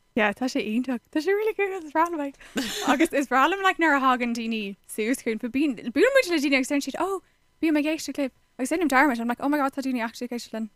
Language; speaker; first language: Irish; non-native, local second language; English